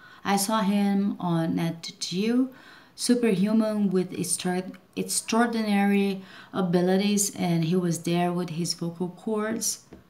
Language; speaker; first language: English; non-native, learner; Portuguese